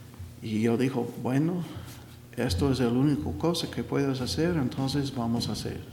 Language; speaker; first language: Spanish; non-native, learner; English